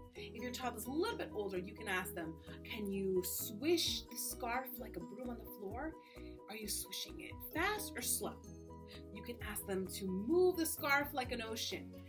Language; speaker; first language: English; native; English